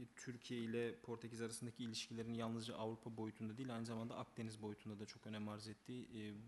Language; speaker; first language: Turkish; native; Turkish